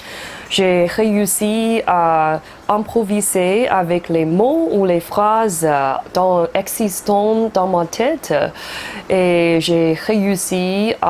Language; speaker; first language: French; non-native, fluent; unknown